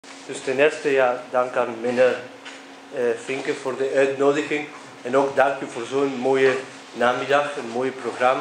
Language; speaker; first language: Dutch; non-native, fluent; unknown